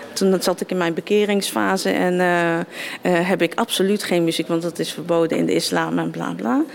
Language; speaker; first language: Dutch; native; Dutch